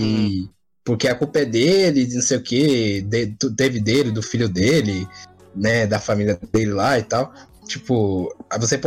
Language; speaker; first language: Portuguese; native; Portuguese